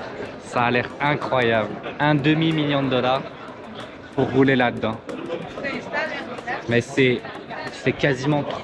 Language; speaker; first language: French; native; French